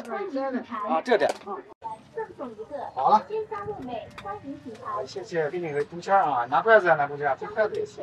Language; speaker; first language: Chinese; native; Chinese